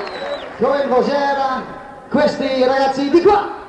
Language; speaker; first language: Italian; non-native, learner; English